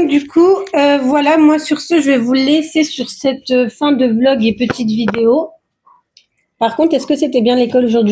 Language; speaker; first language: French; native; French